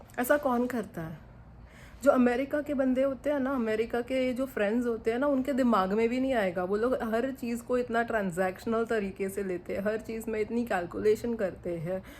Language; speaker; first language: Hindi; non-native, local second language; Bangla